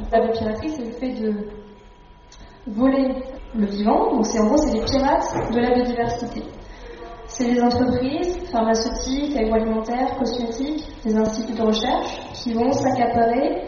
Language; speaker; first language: French; native; French